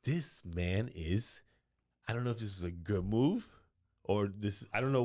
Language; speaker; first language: English; native; English